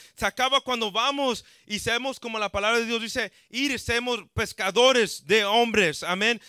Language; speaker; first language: Spanish; early bilingual, heritage; Spanish